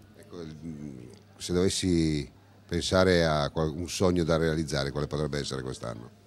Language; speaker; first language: Italian; native; Italian